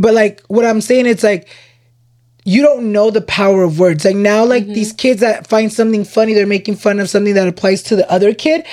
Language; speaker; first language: English; early bilingual, other home language; Spanish